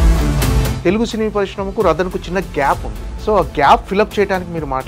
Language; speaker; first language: Telugu; native; Telugu